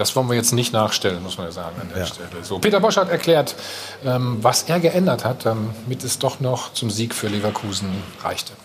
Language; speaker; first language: German; native; German